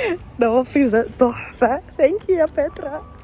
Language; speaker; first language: Arabic; native; Arabic